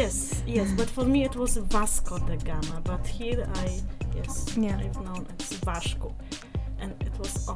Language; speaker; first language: English; non-native, learner; Polish